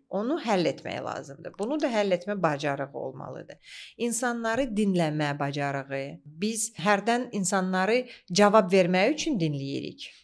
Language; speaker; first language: Azerbaijani; native; Azerbaijani